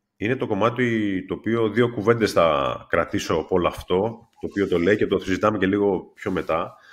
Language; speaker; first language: Greek; native; Greek